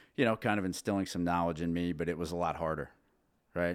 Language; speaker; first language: English; native; English